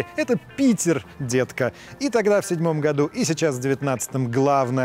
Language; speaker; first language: Russian; native; Russian